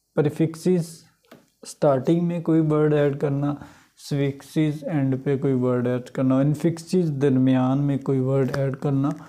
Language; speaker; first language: Urdu; native; Urdu